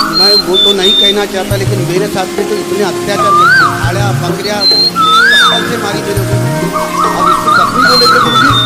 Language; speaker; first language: Hindi; native; Hindi